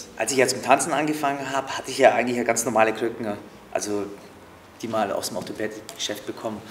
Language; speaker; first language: German; early bilingual, other home language; Turkish